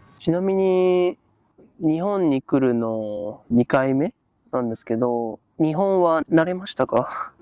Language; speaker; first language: Japanese; native; Japanese